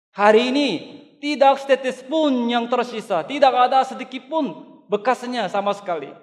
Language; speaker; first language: Indonesian; non-native, fluent; Korean